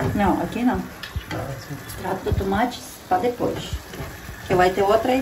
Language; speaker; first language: Portuguese; non-native, fluent; Ukrainian